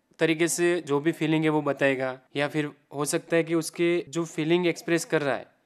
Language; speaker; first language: Hindi; non-native, local second language; Gujarati